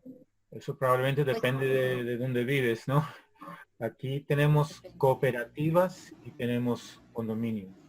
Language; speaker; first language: Spanish; non-native, fluent; English